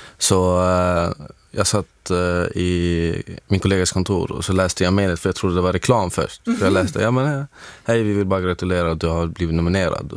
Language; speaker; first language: Swedish; non-native, fluent; Arabic